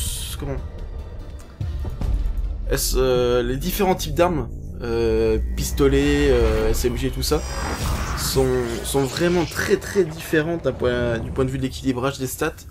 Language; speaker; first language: French; native; French